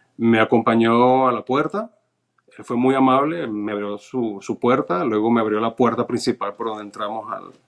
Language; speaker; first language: Spanish; native; Spanish